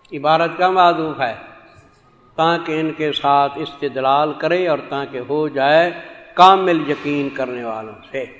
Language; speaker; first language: Urdu; non-native, local second language; Saraiki